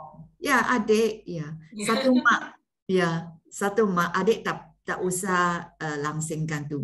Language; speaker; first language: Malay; non-native, local second language; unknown